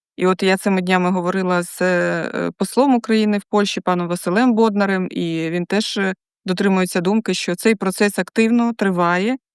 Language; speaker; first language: Ukrainian; native; Ukrainian